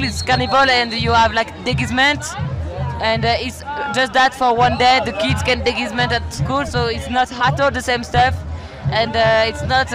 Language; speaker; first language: English; non-native, learner; French